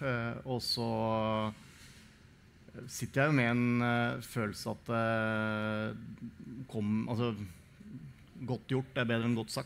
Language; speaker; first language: Norwegian; native; Norwegian